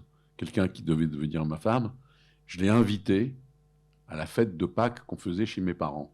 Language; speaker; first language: French; early bilingual, other home language; Arabic